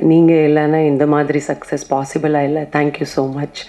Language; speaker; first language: Tamil; non-native, fluent; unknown